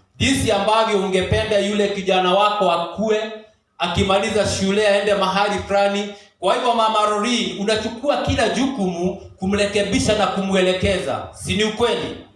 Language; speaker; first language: Swahili; non-native, local second language; Kikuyu